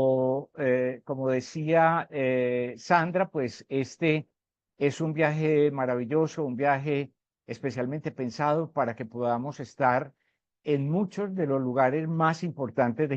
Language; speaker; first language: Spanish; native; Spanish